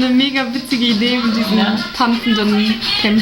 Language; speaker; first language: German; native; German